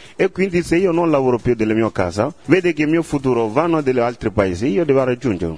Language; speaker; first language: Italian; non-native, learner; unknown